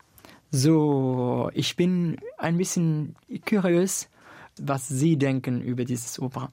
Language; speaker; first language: German; non-native, learner; Italian